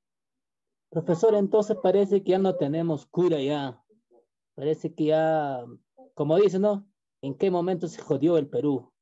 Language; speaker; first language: Spanish; native; Spanish